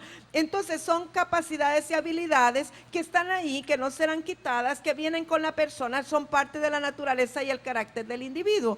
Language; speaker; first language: Spanish; native; Spanish